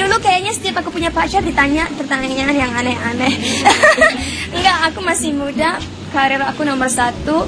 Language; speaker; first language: Indonesian; non-native, local second language; English